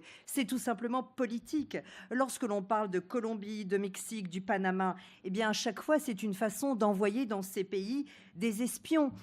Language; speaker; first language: French; native; French